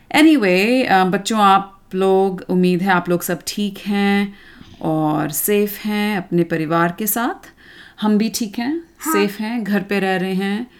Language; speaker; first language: Hindi; native; Hindi